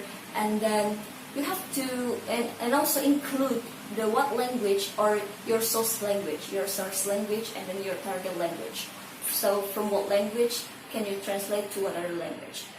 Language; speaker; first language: English; non-native, learner; Indonesian